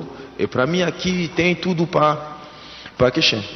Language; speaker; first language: Portuguese; non-native, learner; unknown